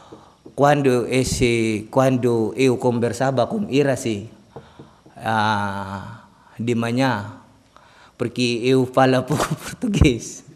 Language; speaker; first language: Portuguese; non-native, learner; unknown